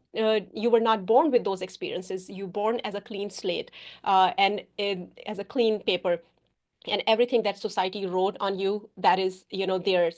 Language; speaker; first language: English; non-native, fluent; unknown